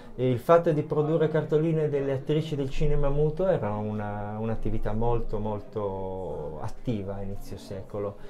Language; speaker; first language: Italian; native; Italian